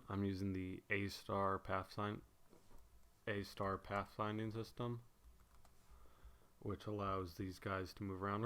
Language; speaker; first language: English; native; English